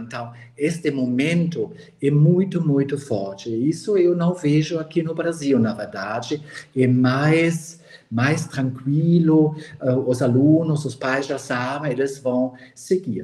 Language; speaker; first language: Portuguese; non-native, fluent; German